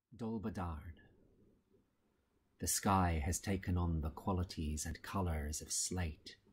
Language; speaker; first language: English; native; English